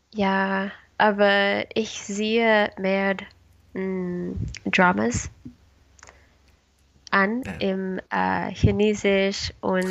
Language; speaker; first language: German; non-native, learner; Spanish